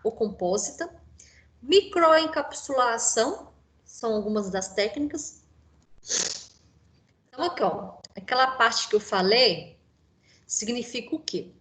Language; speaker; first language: Portuguese; native; Portuguese